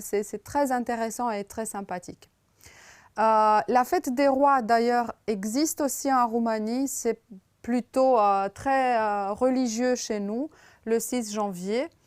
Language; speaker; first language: French; non-native, fluent; Romanian